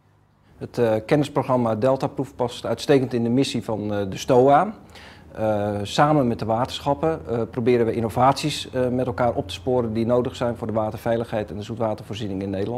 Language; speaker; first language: Dutch; native; Dutch